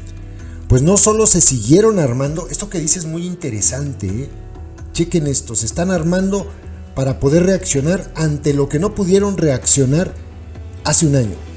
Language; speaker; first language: Spanish; native; Spanish